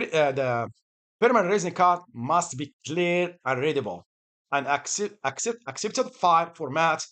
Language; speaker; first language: English; non-native, fluent; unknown